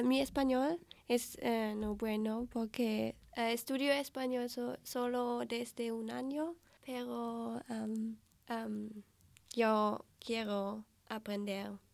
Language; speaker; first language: Spanish; non-native, learner; German